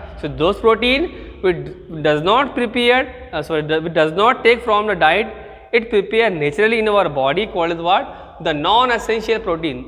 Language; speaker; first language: English; non-native, local second language; Hindi